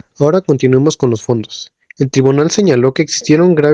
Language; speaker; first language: Spanish; native; Spanish